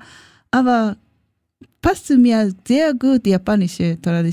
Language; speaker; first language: German; non-native, learner; Japanese